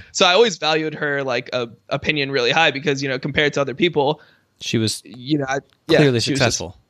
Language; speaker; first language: English; native; English